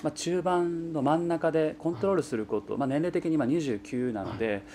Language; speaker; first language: Japanese; native; Japanese